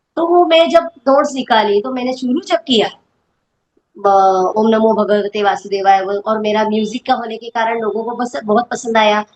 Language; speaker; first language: Hindi; non-native, local second language; Marathi